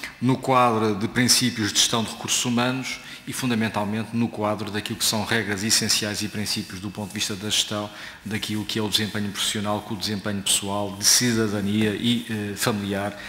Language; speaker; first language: Portuguese; native; Portuguese